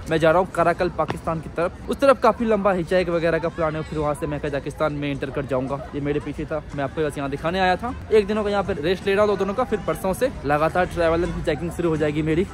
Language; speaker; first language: Hindi; native; Hindi